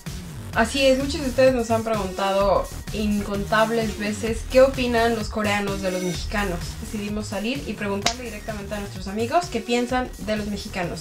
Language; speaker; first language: Spanish; native; Spanish